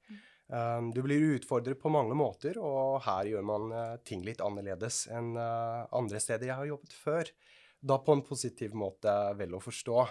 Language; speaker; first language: Norwegian; non-native, fluent; Swiss German